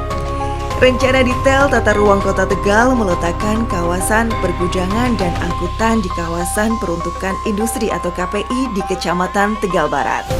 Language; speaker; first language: Indonesian; native; Indonesian